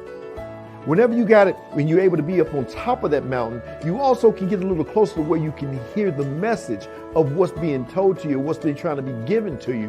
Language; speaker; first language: English; native; English